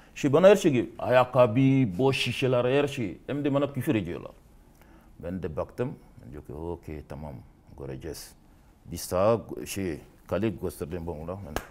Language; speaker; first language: Turkish; non-native, learner; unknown